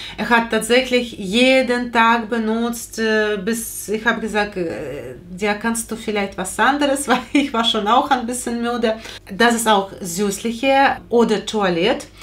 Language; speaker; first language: German; non-native, fluent; Russian